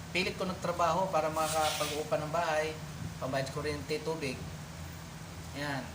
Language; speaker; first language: Filipino; non-native, local second language; Cebuano